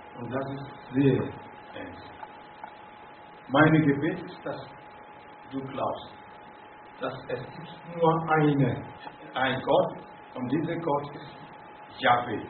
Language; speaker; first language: German; non-native, fluent; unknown